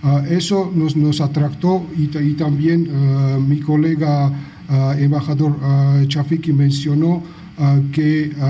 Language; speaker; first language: Spanish; non-native, fluent; Georgian